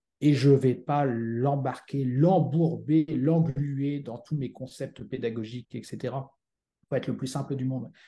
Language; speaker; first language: French; native; French